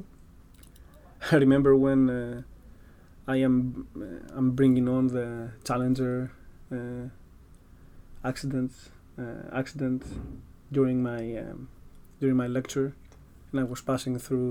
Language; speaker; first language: English; non-native, fluent; Greek